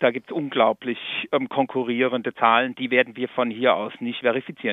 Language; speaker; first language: German; native; German